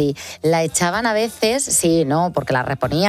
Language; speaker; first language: Spanish; native; Spanish